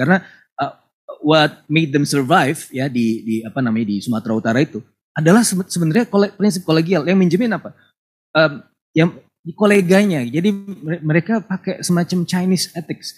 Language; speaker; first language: Indonesian; native; Indonesian